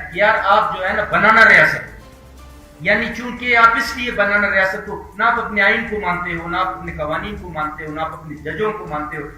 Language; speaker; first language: Urdu; non-native, local second language; Baluchi